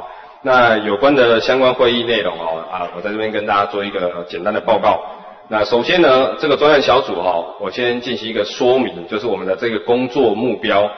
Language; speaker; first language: Chinese; native; Chinese